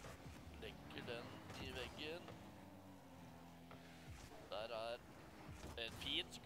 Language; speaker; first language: Norwegian; native; Norwegian